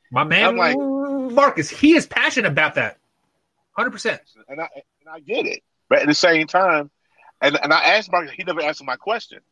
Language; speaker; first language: English; native; English